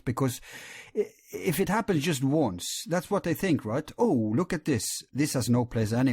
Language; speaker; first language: English; non-native, fluent; Norwegian